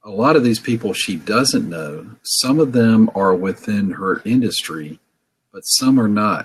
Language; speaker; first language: English; native; English